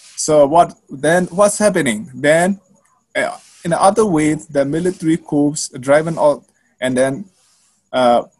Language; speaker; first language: English; non-native, learner; Burmese